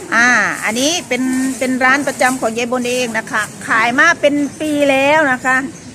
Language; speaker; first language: Thai; native; Thai